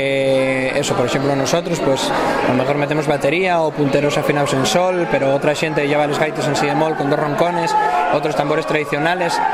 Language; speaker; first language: Spanish; native; Spanish